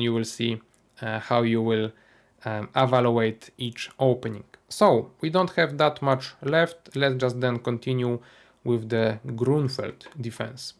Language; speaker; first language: English; non-native, fluent; Polish